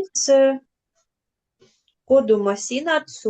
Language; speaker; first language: Estonian; non-native, learner; Russian